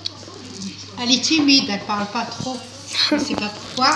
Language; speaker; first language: French; non-native, fluent; Arabic